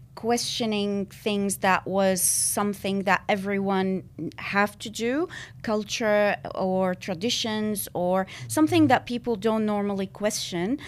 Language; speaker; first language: English; non-native, fluent; Arabic